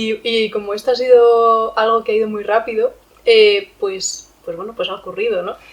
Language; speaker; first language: Spanish; native; Spanish